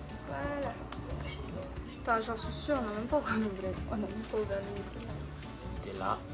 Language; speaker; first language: French; native; French